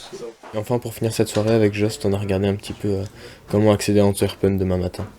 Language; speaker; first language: French; native; French